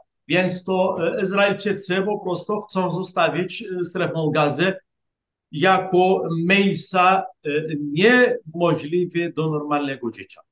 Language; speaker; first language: Polish; non-native, fluent; Arabic